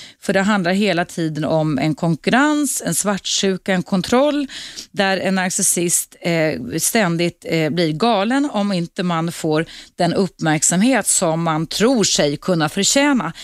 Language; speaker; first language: Swedish; native; Swedish